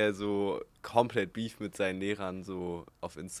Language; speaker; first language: German; native; German